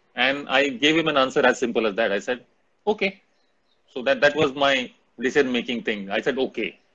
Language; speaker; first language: English; non-native, local second language; Hindi